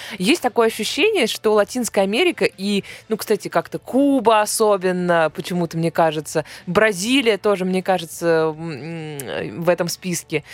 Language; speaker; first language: Russian; native; Russian